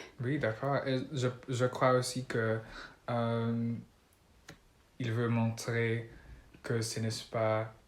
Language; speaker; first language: French; non-native, learner; Dutch